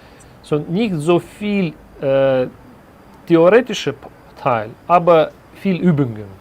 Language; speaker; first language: German; non-native, learner; Russian